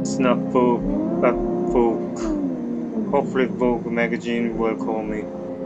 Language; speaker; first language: English; non-native, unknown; Korean